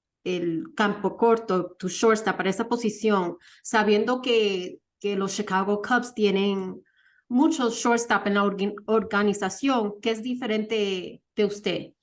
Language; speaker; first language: Spanish; early bilingual, heritage; Spanish